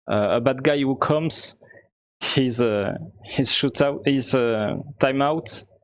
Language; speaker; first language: English; non-native, learner; French